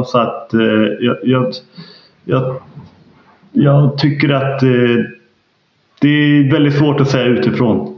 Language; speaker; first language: Swedish; native; Swedish